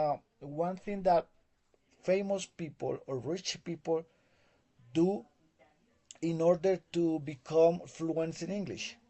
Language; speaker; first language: English; non-native, learner; Spanish